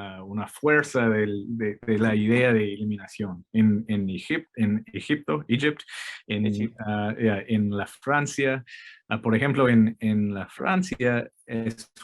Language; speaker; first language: Spanish; non-native, fluent; English